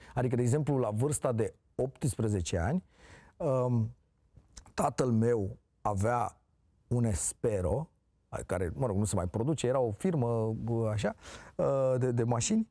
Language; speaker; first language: Romanian; native; Romanian